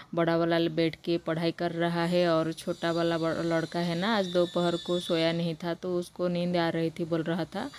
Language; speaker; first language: Hindi; non-native, local second language; Odia